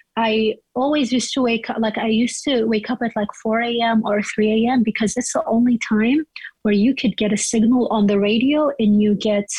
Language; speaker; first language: English; non-native, fluent; Arabic